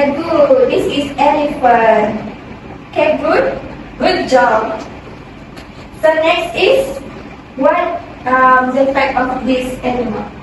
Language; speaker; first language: English; non-native, local second language; Malay